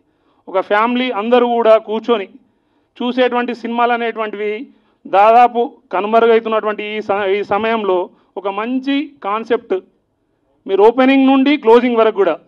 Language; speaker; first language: Telugu; native; Telugu